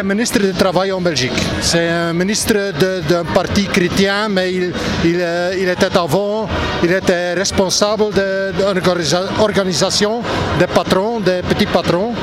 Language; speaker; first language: French; non-native, local second language; Dutch